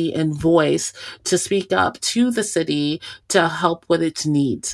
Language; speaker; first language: English; native; English